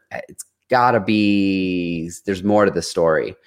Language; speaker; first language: English; native; English